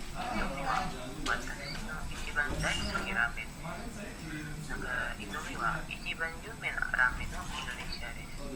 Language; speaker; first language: Japanese; non-native, learner; Indonesian